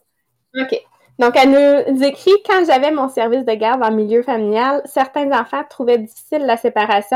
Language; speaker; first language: French; native; French